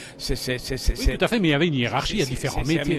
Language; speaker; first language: French; native; French